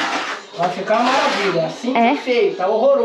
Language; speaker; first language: Portuguese; native; Portuguese